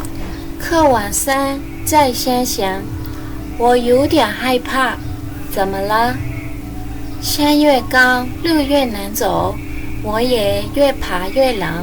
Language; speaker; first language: Chinese; non-native, fluent; Burmese